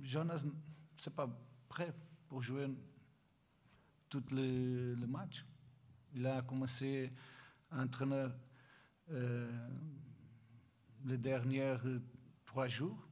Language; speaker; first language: French; non-native, learner; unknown